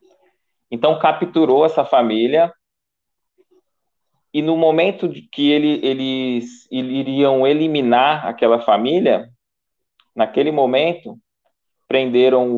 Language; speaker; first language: Portuguese; native; Portuguese